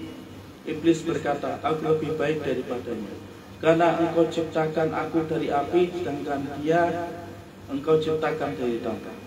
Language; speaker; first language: Indonesian; native; Indonesian